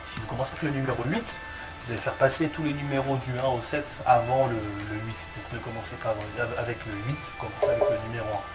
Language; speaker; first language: French; native; French